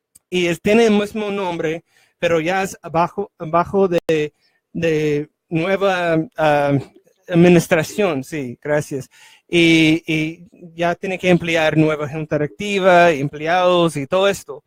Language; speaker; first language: Spanish; non-native, fluent; English